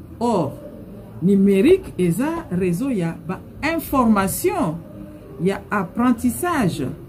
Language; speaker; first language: Lingala; non-native, local second language; Luba-Lulua